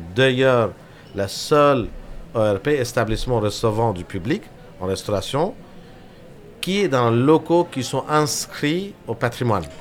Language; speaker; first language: French; non-native, fluent; Hindi